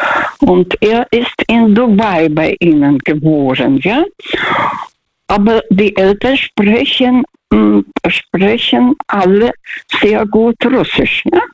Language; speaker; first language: German; early bilingual, heritage; Russian